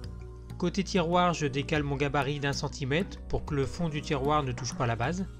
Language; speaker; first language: French; native; French